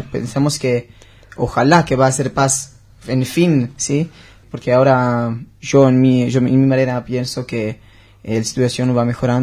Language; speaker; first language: Spanish; non-native, learner; Hebrew